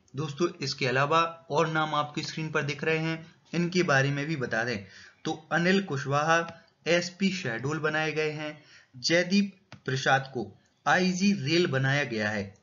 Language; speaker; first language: Hindi; native; Hindi